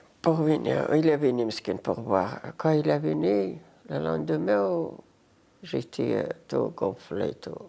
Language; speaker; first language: French; non-native, learner; Arabic